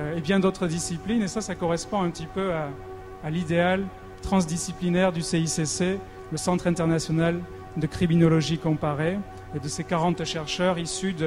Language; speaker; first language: French; native; French